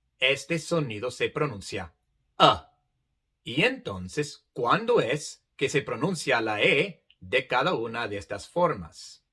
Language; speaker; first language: Spanish; non-native, fluent; English